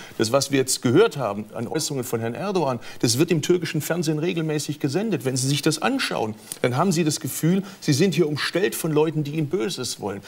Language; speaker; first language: German; early bilingual, other home language; Turkish